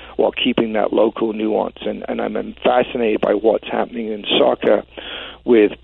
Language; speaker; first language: English; native; English